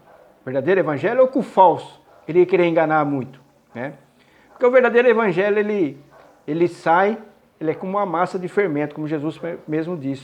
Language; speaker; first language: Portuguese; native; Portuguese